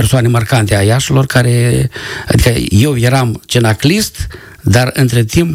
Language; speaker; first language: Romanian; native; Romanian